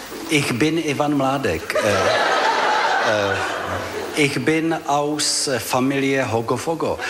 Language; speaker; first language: German; non-native, learner; Czech